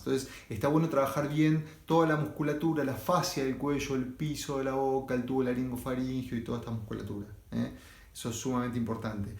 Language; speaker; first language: Spanish; native; Spanish